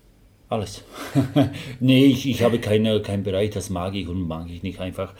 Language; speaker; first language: German; non-native, fluent; Slovak